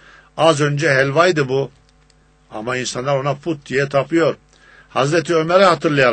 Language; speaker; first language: Turkish; native; Turkish